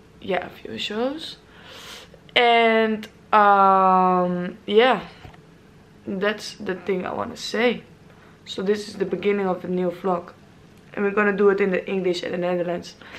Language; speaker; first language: English; non-native, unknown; Dutch